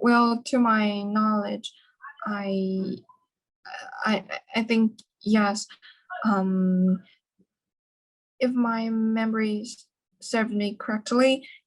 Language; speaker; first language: English; non-native, learner; Chinese